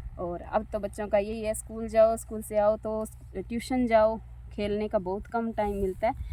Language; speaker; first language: Hindi; native; Hindi